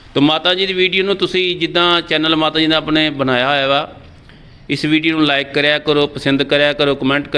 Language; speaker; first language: Hindi; non-native, local second language; Punjabi